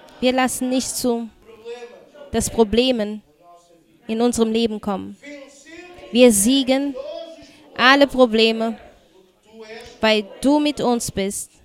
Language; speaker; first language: German; non-native, fluent; Portuguese